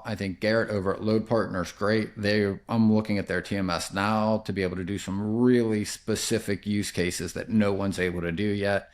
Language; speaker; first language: English; native; English